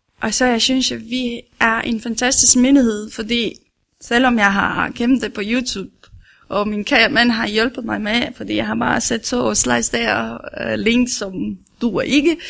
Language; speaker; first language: Danish; non-native, learner; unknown